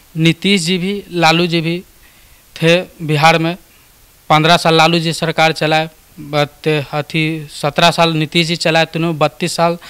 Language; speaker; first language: Hindi; native; Hindi